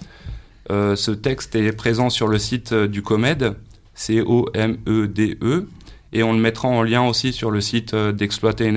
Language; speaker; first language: French; native; French